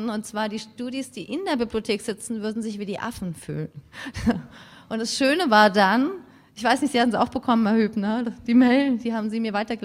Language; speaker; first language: German; native; German